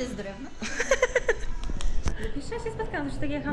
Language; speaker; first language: Polish; native; Polish